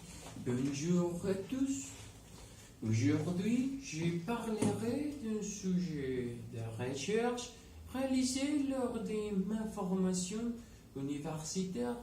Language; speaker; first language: French; non-native, learner; Spanish